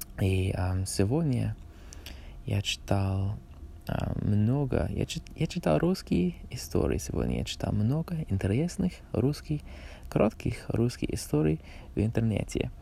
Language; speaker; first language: Russian; non-native, learner; English